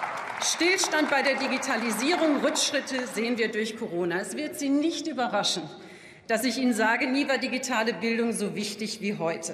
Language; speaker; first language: German; native; German